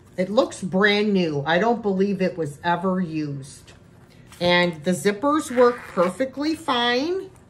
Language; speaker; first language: English; native; English